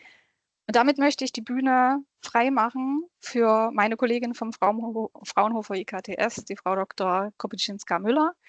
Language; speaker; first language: German; native; German